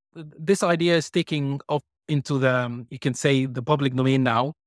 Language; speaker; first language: English; non-native, fluent; Arabic